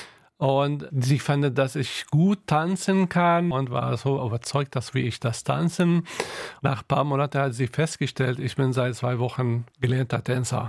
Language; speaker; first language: German; non-native, local second language; Arabic